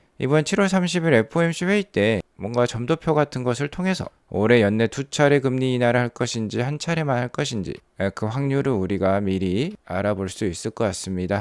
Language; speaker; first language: Korean; native; Korean